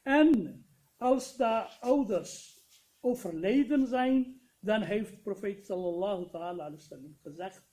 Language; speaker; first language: Dutch; non-native, fluent; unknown